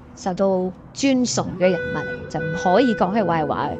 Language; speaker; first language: Cantonese; native; Cantonese